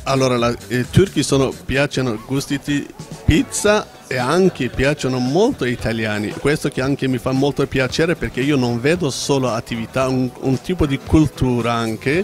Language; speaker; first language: Italian; non-native, learner; Turkish